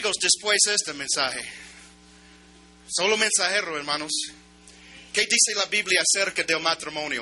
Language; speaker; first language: Spanish; non-native, learner; English